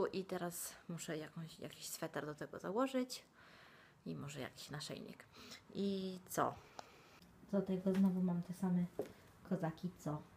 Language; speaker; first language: Polish; non-native, fluent; Italian